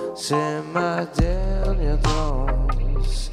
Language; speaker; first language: French; native; French